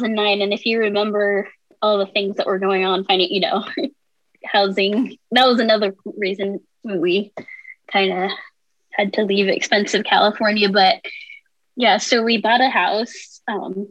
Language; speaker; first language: English; native; English